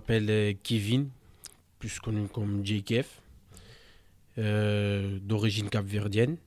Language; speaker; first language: French; early bilingual, other home language; Portuguese